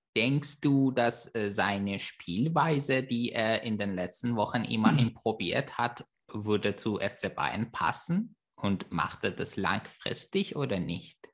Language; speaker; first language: German; non-native, fluent; Persian